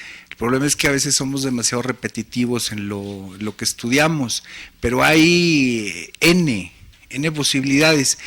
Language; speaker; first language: Spanish; native; Spanish